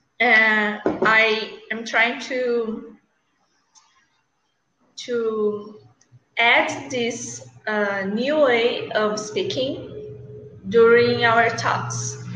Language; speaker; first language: English; non-native, learner; Portuguese